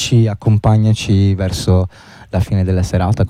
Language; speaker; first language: Italian; native; Italian